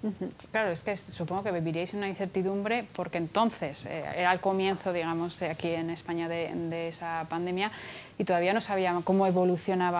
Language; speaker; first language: Spanish; native; Spanish